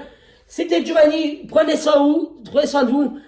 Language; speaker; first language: French; native; French